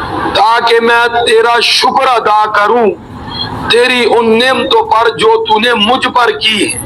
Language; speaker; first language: Urdu; native; Urdu